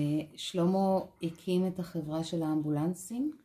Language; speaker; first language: Hebrew; native; Hebrew